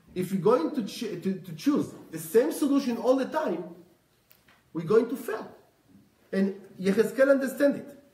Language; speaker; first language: English; non-native, fluent; Hebrew